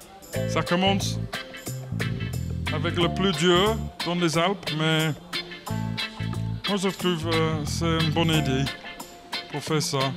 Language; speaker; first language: French; non-native, learner; English